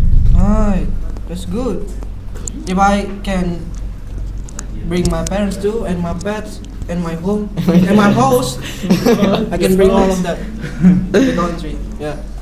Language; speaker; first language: English; non-native, learner; Indonesian